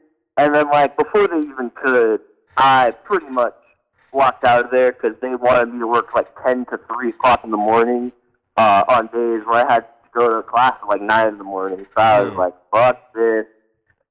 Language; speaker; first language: English; native; English